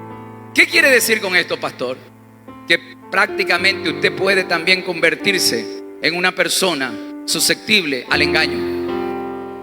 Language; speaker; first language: Spanish; native; Spanish